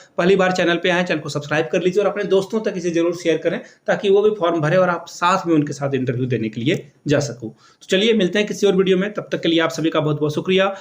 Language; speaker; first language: Hindi; native; Hindi